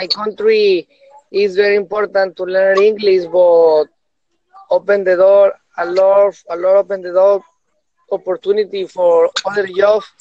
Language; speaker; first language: English; non-native, learner; Spanish